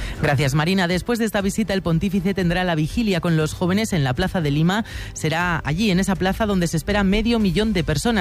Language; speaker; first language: Spanish; native; Spanish